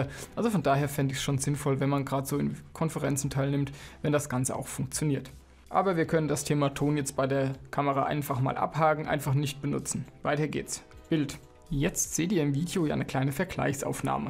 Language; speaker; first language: German; native; German